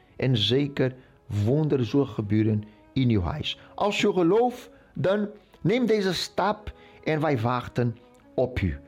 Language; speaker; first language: Dutch; non-native, fluent; Portuguese